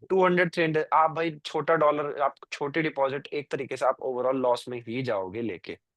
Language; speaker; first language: Hindi; native; Hindi